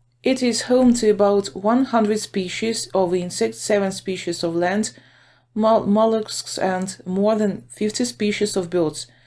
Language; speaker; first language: English; non-native, fluent; Ukrainian